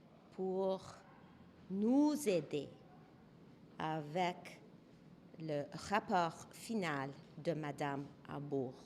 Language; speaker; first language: French; non-native, local second language; English